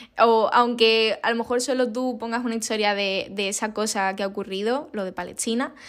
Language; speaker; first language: Spanish; native; Spanish